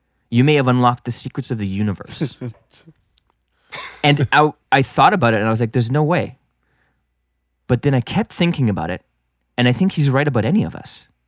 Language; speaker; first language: English; non-native, local second language; French